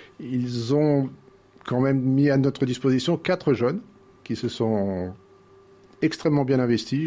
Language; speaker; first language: French; native; French